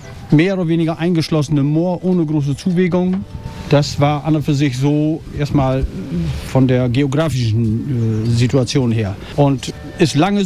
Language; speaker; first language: German; non-native, local second language; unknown